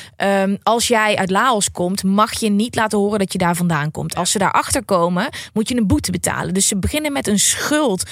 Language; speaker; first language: Dutch; native; Dutch